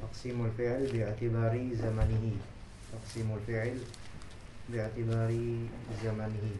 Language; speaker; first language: Arabic; non-native, fluent; Indonesian